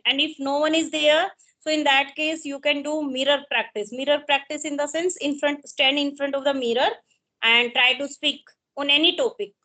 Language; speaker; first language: English; non-native, local second language; Hindi